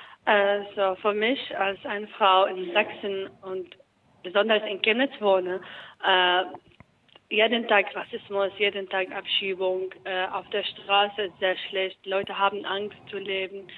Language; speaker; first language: German; non-native, learner; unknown